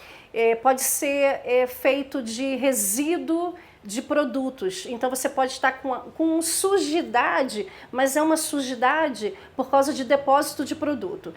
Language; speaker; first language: Portuguese; native; Portuguese